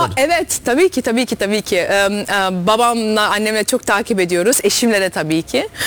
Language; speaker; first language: Turkish; early bilingual, heritage; Dutch